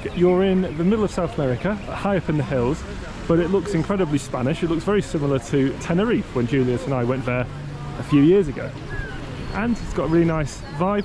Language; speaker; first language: English; native; English